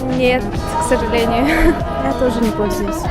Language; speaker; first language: Russian; native; Russian